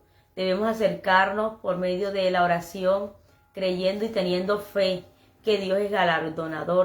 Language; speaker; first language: Spanish; native; Spanish